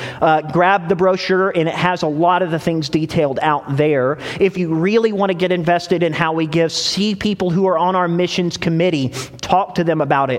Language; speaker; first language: English; native; English